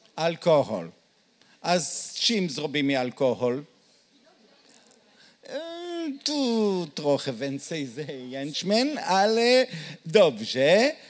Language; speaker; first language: Polish; non-native, learner; Hebrew